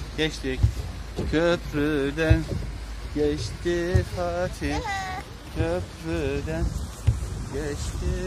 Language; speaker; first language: Turkish; native; Turkish